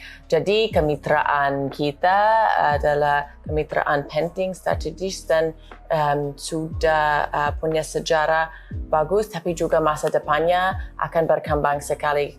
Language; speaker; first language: Indonesian; non-native, fluent; English